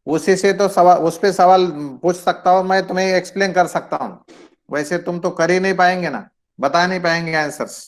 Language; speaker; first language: Hindi; non-native, local second language; Marathi